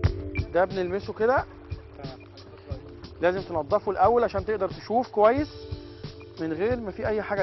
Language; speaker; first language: Arabic; native; Arabic